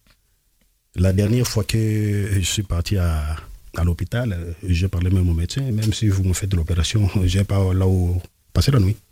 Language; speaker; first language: French; non-native, local second language; Lingala